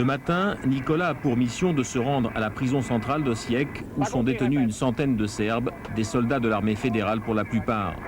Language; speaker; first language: French; native; French